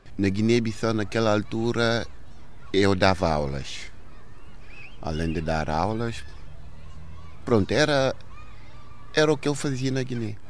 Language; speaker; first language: Portuguese; non-native, local second language; Upper Guinea Crioulo